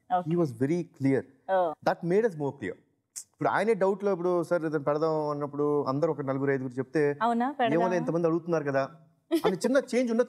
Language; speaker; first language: Telugu; native; Telugu